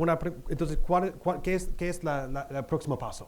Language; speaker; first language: Spanish; non-native, fluent; English